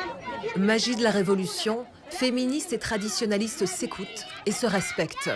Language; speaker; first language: French; native; French